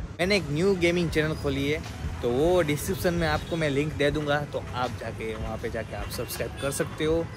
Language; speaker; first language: Hindi; non-native, local second language; Gujarati